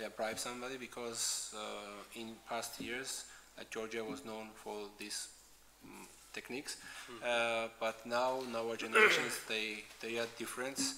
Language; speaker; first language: English; non-native, fluent; Georgian